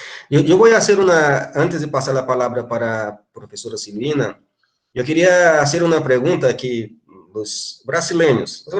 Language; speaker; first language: Spanish; non-native, fluent; Portuguese